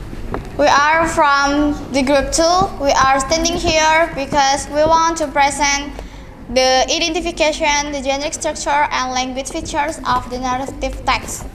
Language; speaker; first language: English; non-native, learner; Indonesian